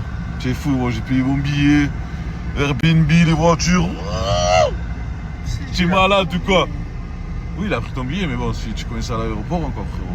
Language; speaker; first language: French; native; French